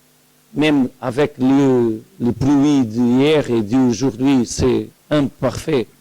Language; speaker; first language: French; non-native, learner; Portuguese